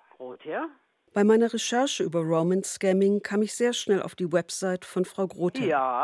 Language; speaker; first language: German; native; German